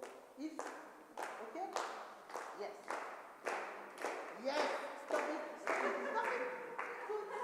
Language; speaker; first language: English; non-native, learner; French